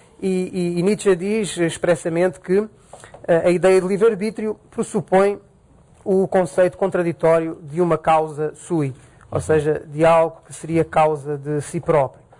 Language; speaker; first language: Portuguese; native; Portuguese